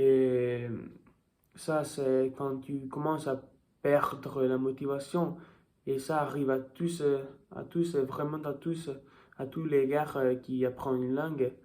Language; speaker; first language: French; non-native, learner; Italian